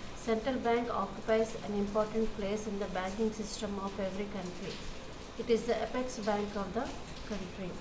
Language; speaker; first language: English; non-native, local second language; Telugu